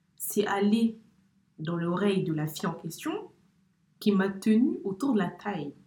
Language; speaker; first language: French; native; French